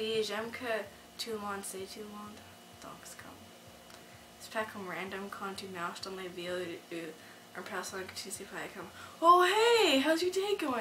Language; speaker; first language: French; non-native, local second language; English